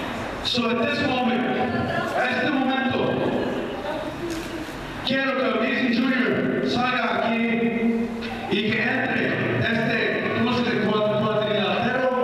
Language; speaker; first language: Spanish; early bilingual, heritage; Spanish